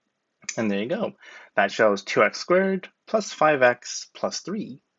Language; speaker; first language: English; native; English